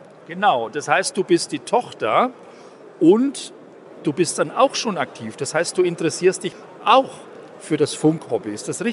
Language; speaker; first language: German; native; German